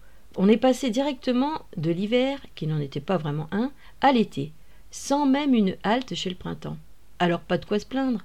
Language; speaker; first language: French; native; French